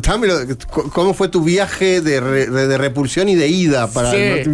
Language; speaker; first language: Spanish; native; Spanish